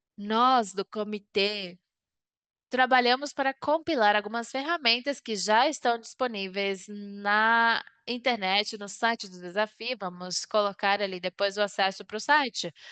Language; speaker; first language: Portuguese; non-native, learner; Spanish